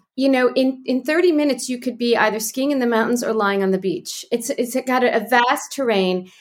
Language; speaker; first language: English; native; English